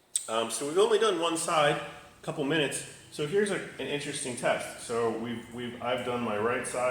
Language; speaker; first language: English; native; English